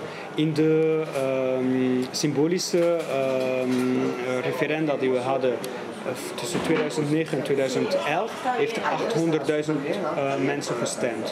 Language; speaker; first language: Dutch; non-native, fluent; Catalan